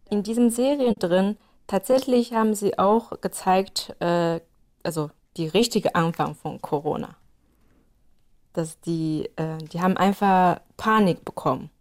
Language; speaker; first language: German; non-native, fluent; Chinese